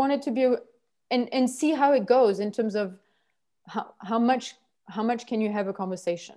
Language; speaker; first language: English; non-native, fluent; French